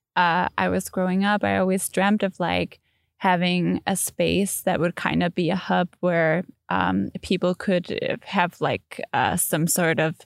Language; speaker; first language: English; non-native, fluent; Danish